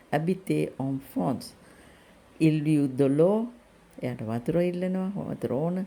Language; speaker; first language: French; non-native, learner; Sinhala